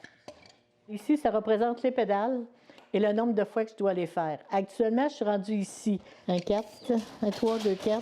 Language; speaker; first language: French; native; French